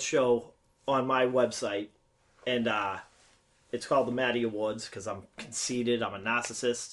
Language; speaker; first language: English; native; English